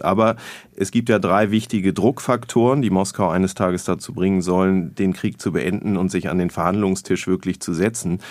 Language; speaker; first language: German; native; German